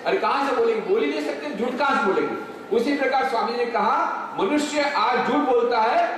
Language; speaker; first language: Hindi; non-native, local second language; Gujarati